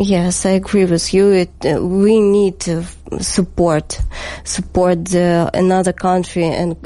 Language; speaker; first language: English; non-native, learner; Ukrainian